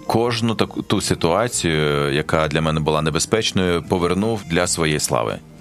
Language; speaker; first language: Ukrainian; native; Ukrainian